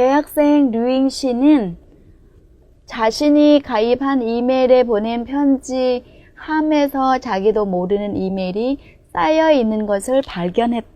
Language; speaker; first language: Korean; non-native, fluent; Vietnamese